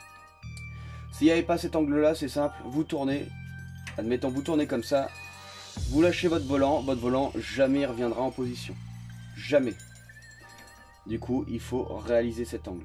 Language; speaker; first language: French; native; French